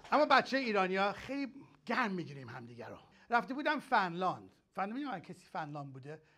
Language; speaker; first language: Persian; early bilingual, heritage; Persian